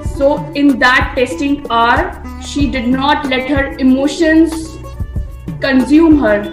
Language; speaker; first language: English; non-native, local second language; Hindi